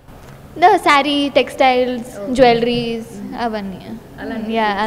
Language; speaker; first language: Telugu; non-native, learner; Tamil